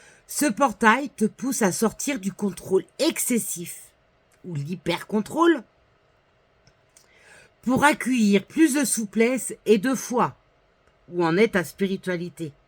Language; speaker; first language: French; native; French